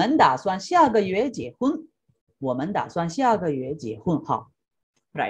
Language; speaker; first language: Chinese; non-native, fluent; Sinhala